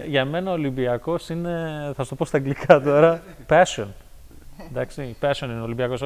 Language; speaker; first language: Greek; early bilingual, heritage; Greek